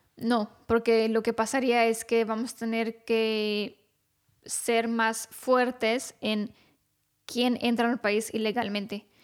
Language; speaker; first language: Spanish; non-native, fluent; Romanian